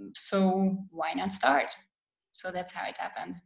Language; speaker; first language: English; non-native, fluent; Hungarian